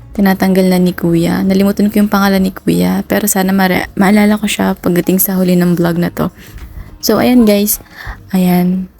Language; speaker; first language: Filipino; native; Filipino